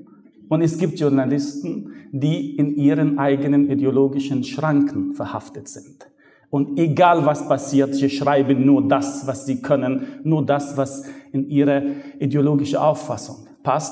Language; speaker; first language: German; non-native, fluent; Arabic